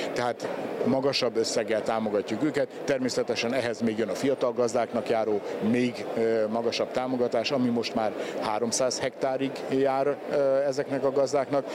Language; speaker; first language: Hungarian; native; Hungarian